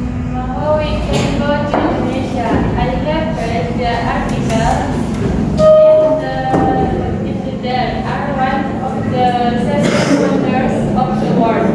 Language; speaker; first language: English; non-native, learner; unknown